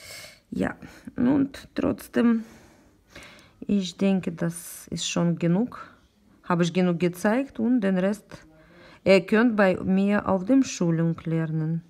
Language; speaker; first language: German; non-native, learner; Russian